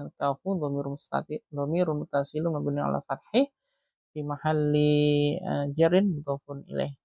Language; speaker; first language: Arabic; non-native, fluent; Indonesian